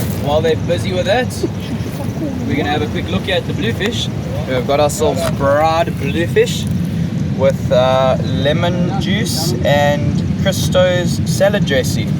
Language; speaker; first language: English; native; English